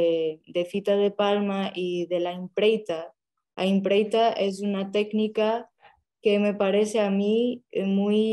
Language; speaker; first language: Spanish; non-native, fluent; Portuguese